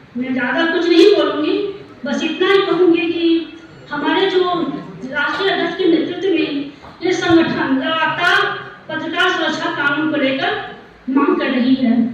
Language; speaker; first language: Hindi; native; Hindi